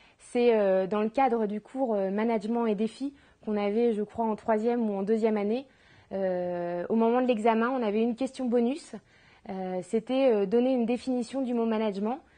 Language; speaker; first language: French; native; French